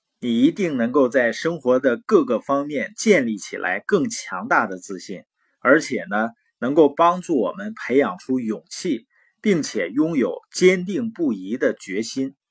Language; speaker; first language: Chinese; native; Chinese